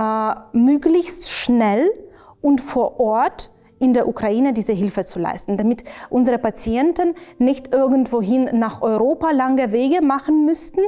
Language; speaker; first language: German; non-native, fluent; Ukrainian